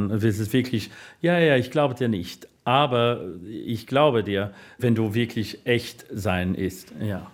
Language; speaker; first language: German; non-native, fluent; English